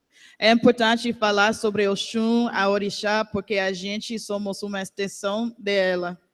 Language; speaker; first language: Portuguese; non-native, learner; English